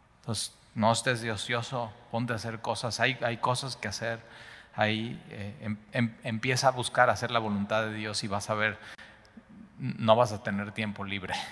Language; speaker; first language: Spanish; native; Spanish